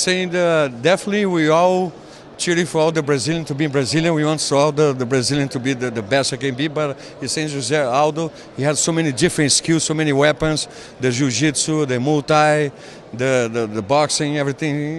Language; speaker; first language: English; non-native, fluent; Portuguese